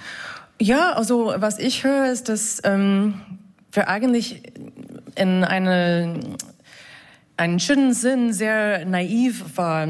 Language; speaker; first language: German; non-native, fluent; English